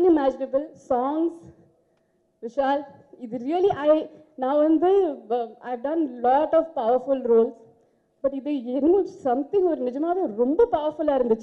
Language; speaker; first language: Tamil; non-native, fluent; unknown